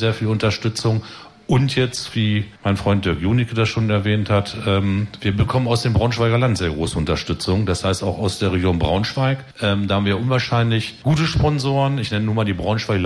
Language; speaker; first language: German; native; German